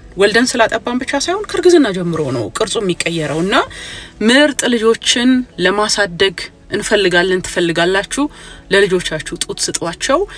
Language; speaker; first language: Amharic; native; Amharic